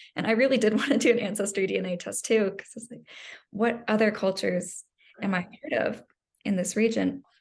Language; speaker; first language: English; native; English